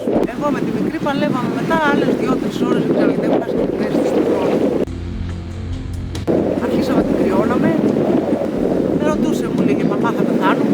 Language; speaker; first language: Greek; native; Greek